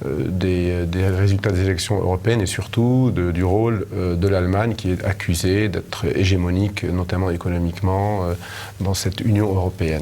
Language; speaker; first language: French; native; French